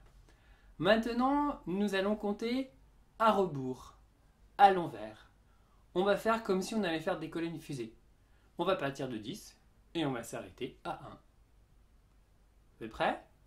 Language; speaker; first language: French; native; French